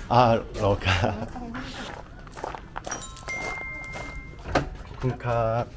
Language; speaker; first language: Thai; non-native, learner; Korean